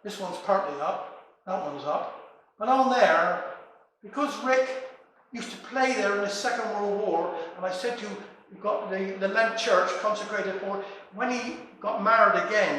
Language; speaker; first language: English; native; English